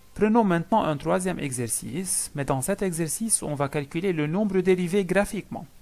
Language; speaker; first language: French; non-native, local second language; Arabic